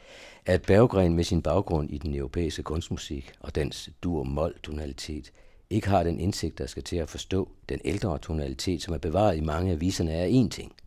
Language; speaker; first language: Danish; native; Danish